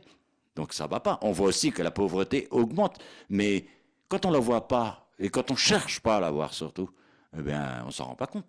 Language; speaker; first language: French; native; French